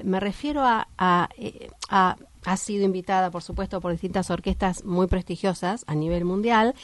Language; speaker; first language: Spanish; native; Spanish